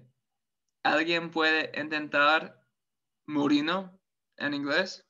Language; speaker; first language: Spanish; non-native, fluent; English